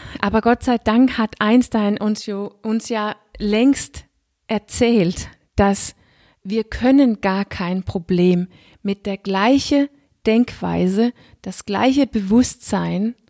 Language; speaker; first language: German; non-native, fluent; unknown